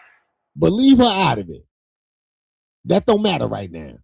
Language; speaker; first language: English; native; English